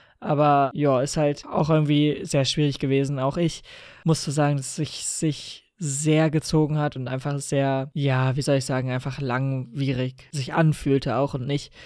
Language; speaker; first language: German; native; German